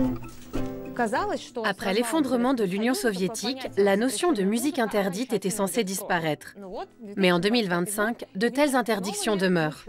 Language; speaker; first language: French; native; French